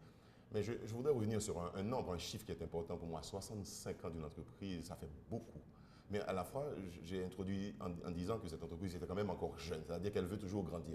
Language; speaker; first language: French; non-native, local second language; Haitian Creole